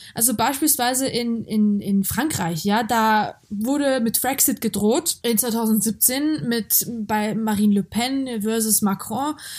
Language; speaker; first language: German; early bilingual, other home language; Georgian